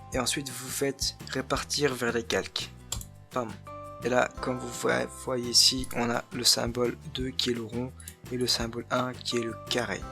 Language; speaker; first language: French; native; French